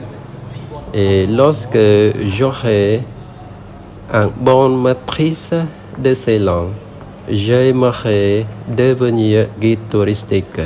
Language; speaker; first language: French; non-native, learner; Khmer